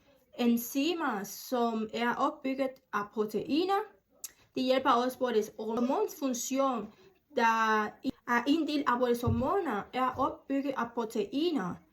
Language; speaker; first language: Danish; non-native, learner; Spanish